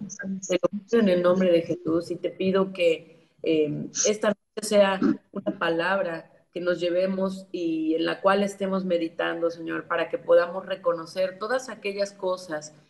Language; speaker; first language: Spanish; native; Spanish